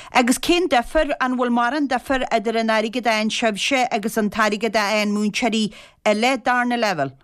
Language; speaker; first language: Irish; native; Irish